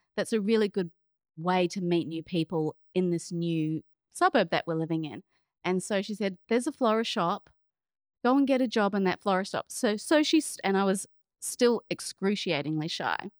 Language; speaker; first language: English; native; English